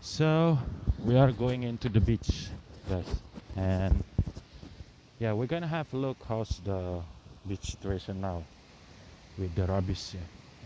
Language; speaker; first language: English; non-native, learner; Indonesian